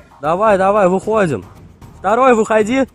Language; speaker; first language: Russian; native; Russian